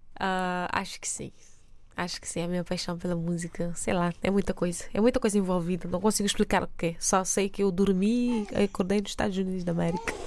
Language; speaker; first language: Portuguese; non-native, local second language; Kabuverdianu